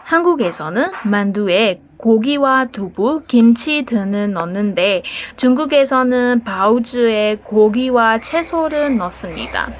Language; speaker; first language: Korean; non-native, learner; Burmese